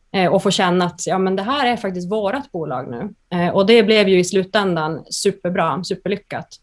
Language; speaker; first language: Swedish; native; Swedish